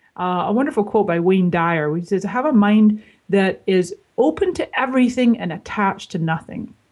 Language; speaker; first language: English; native; English